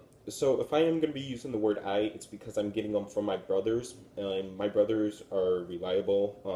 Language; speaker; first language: English; native; English